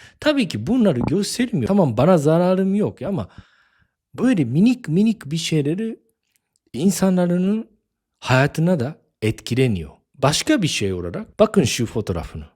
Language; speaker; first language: Turkish; non-native, fluent; Japanese